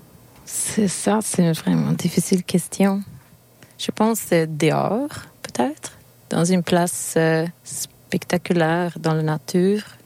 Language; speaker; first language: French; non-native, learner; Swedish